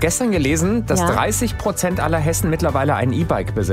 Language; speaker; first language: German; native; German